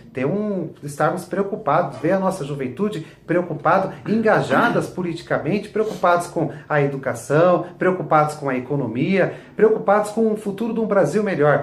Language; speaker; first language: Portuguese; native; Portuguese